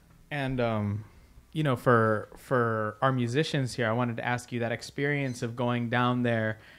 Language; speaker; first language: English; early bilingual, other home language; Spanish